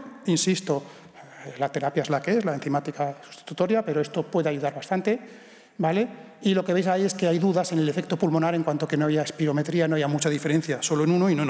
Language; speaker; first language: Spanish; native; Spanish